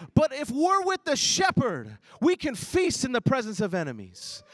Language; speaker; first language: English; early bilingual, other home language; Chinese